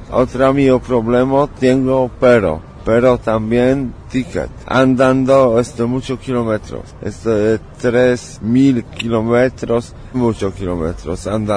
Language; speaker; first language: Spanish; non-native, learner; Polish